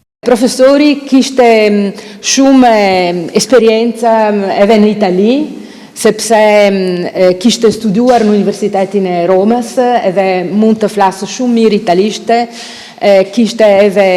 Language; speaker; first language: Albanian; non-native, fluent; Italian